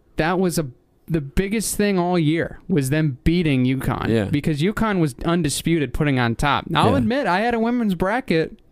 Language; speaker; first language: English; native; English